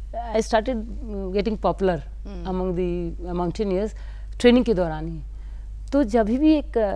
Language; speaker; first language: Hindi; native; Hindi